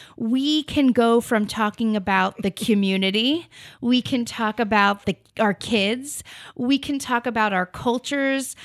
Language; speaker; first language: English; native; English